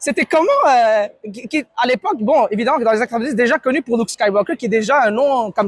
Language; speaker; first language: French; native; French